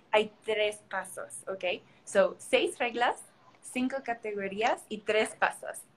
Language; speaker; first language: Spanish; early bilingual, heritage; Spanish